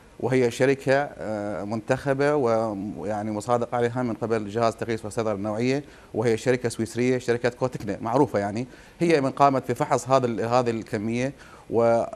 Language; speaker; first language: Arabic; native; Arabic